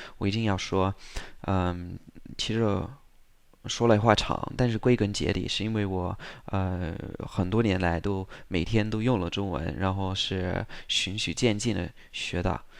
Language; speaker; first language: Chinese; non-native, fluent; English